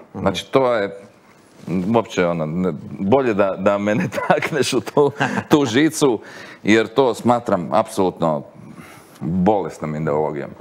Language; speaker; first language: Croatian; native; Croatian